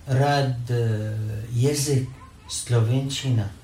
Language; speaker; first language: Slovenian; non-native, learner; Arabic